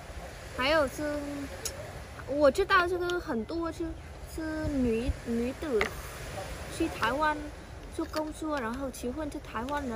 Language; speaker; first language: Chinese; non-native, learner; Vietnamese